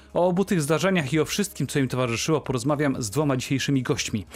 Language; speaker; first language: Polish; native; Polish